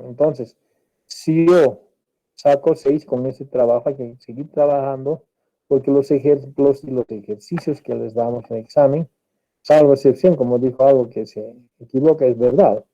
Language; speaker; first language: Spanish; native; Spanish